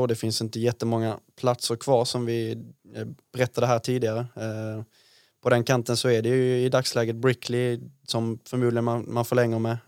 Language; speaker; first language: Swedish; native; Swedish